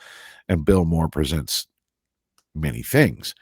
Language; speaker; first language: English; native; English